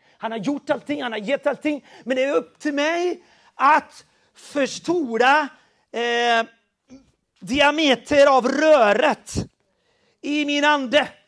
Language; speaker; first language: Swedish; non-native, fluent; Portuguese